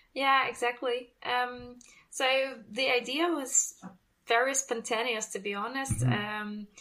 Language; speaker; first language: English; non-native, fluent; Russian